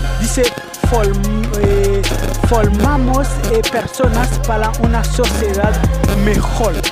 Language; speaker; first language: Spanish; non-native, learner; Haitian Creole